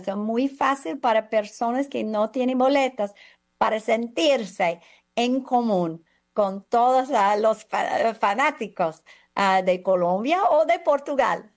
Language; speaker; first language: Spanish; non-native, fluent; English